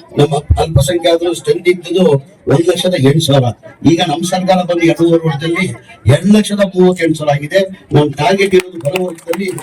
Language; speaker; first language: Kannada; non-native, local second language; Urdu